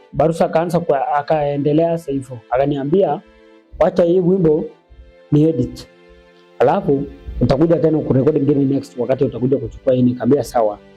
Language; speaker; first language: Swahili; non-native, local second language; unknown